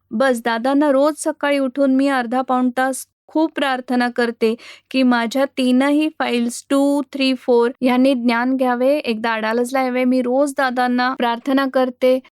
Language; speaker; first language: Marathi; non-native, local second language; Gujarati